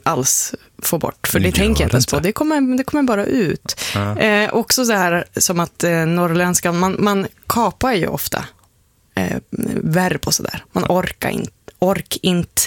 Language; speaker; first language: Swedish; native; Swedish